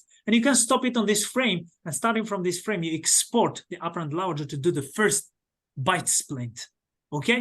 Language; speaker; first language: English; non-native, fluent; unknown